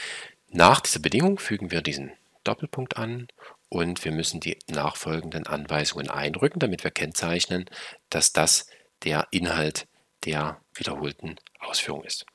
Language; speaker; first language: German; native; German